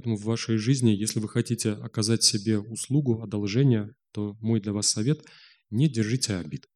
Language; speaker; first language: Russian; native; Russian